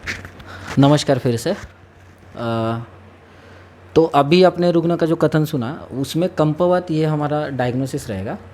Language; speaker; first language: Hindi; non-native, local second language; Marathi